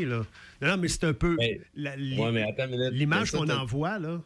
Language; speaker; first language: French; native; French